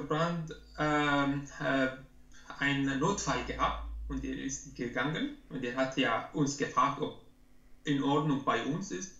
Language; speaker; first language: German; non-native, learner; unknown